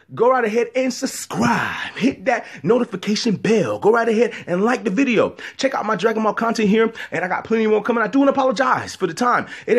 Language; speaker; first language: English; native; English